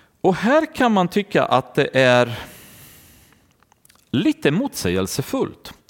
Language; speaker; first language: Swedish; non-native, fluent; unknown